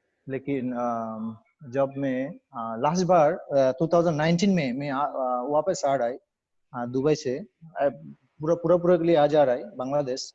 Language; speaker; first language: Hindi; non-native, learner; Bangla